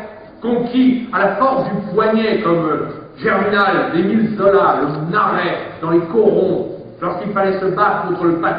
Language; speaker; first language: French; native; French